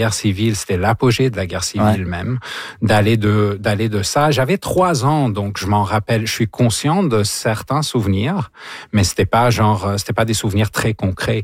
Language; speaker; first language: French; non-native, local second language; Arabic